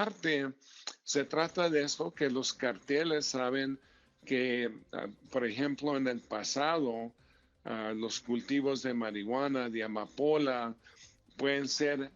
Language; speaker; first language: Spanish; early bilingual, heritage; Spanish